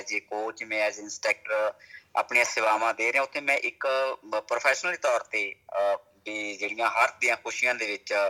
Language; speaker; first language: Punjabi; native; Punjabi